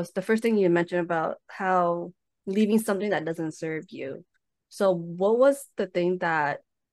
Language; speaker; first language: English; native; English